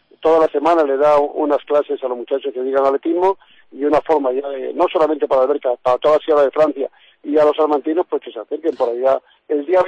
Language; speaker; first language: Spanish; native; Spanish